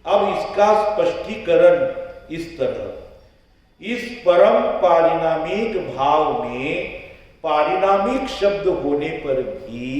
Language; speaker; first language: Hindi; non-native, local second language; Marathi